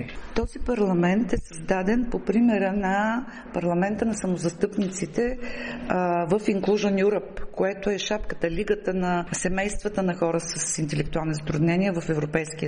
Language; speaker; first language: Bulgarian; native; Bulgarian